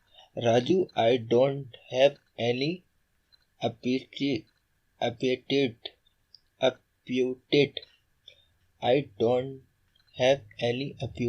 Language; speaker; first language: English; non-native, learner; Urdu